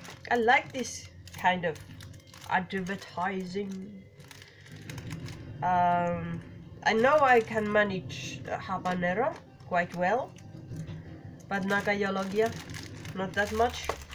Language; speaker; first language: English; non-native, learner; Finnish